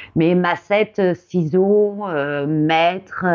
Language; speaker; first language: French; native; French